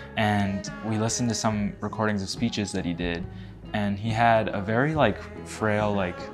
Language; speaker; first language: English; native; English